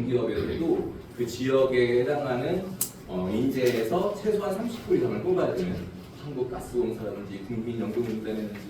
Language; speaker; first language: Korean; native; Korean